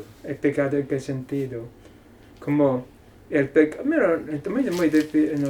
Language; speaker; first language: Spanish; non-native, fluent; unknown